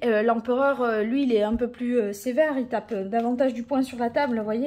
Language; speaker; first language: French; native; French